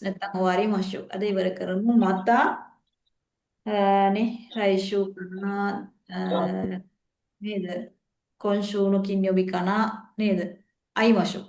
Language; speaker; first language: Japanese; non-native, fluent; Sinhala